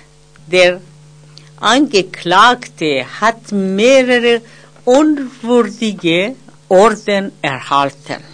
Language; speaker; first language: German; non-native, fluent; Persian